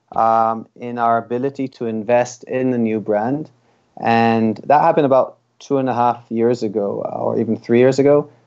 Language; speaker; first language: English; early bilingual, other home language; Hebrew